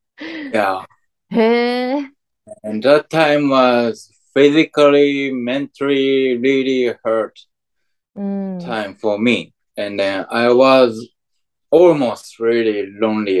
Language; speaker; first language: English; non-native, fluent; Japanese